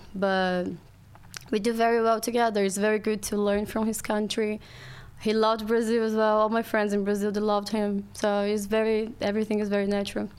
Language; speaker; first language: English; non-native, learner; Portuguese